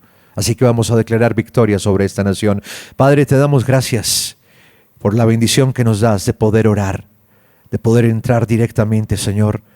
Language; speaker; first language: Spanish; native; Spanish